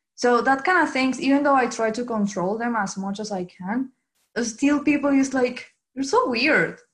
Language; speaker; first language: English; non-native, fluent; Spanish